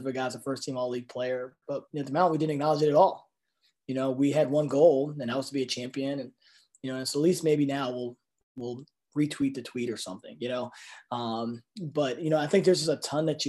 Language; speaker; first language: English; native; English